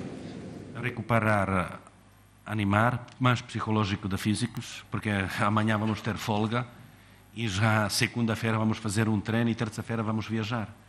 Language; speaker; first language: Portuguese; non-native, fluent; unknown